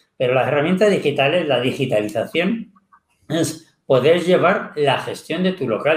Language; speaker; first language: Spanish; native; Spanish